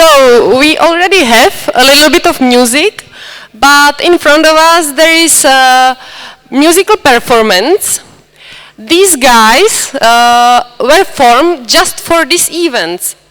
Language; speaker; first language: English; non-native, fluent; Czech